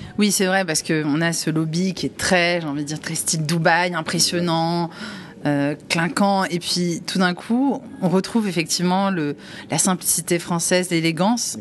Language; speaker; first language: French; native; French